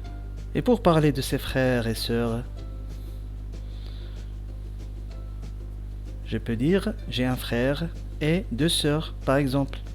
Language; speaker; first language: French; non-native, local second language; Arabic